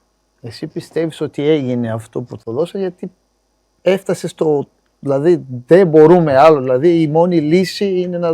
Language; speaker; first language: Greek; non-native, fluent; Portuguese